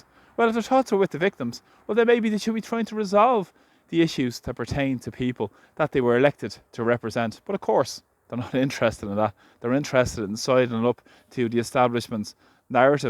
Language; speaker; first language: English; native; English